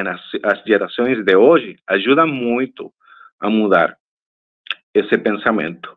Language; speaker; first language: Portuguese; non-native, fluent; Spanish